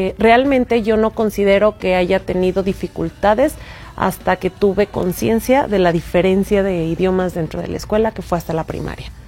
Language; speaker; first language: Spanish; non-native, local second language; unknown